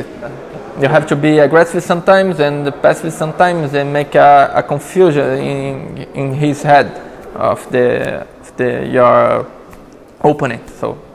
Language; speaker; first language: English; non-native, learner; Portuguese